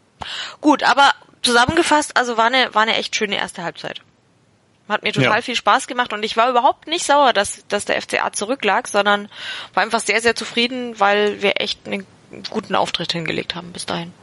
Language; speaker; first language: German; native; German